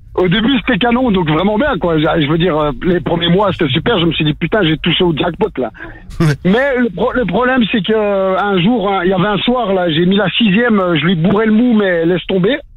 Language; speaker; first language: French; native; French